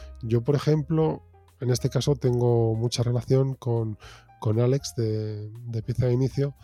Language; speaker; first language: Spanish; native; Spanish